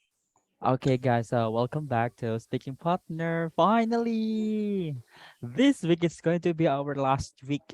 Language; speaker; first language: English; non-native, fluent; Indonesian